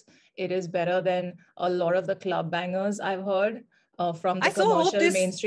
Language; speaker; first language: English; non-native, local second language; Hindi